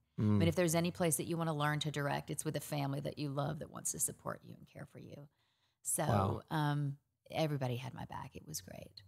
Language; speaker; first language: English; native; English